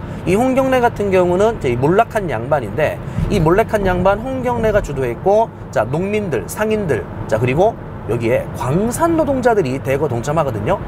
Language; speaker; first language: Korean; native; Korean